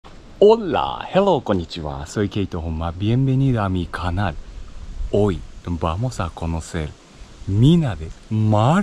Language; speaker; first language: Spanish; non-native, learner; Japanese